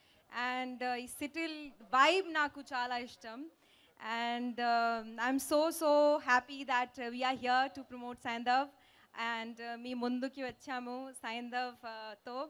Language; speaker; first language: Telugu; non-native, local second language; Hindi